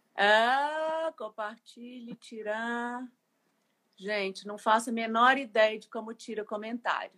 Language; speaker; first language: Portuguese; native; Portuguese